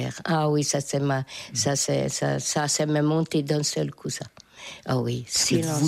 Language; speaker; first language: French; non-native, fluent; Hungarian